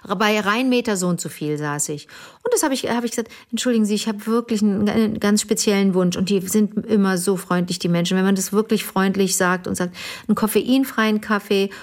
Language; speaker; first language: German; native; German